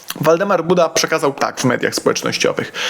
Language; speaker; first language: Polish; native; Polish